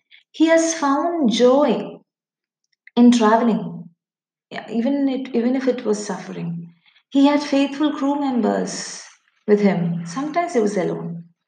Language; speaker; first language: English; non-native, local second language; Malayalam